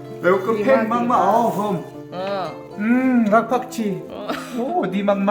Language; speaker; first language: Thai; non-native, learner; Korean